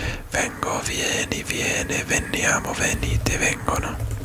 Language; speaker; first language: Italian; non-native, learner; English